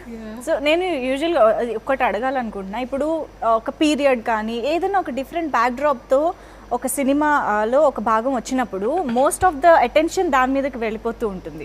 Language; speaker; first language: Telugu; native; Telugu